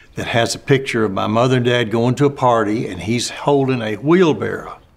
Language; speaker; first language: English; native; English